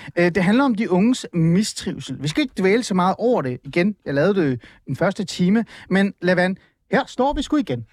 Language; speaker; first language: Danish; early bilingual, other home language; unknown